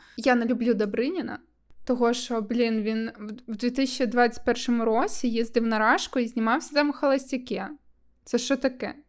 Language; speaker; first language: Ukrainian; native; Ukrainian